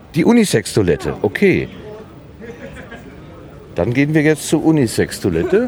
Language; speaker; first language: German; native; German